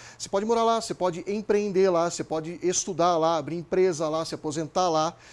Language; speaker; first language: Portuguese; native; Portuguese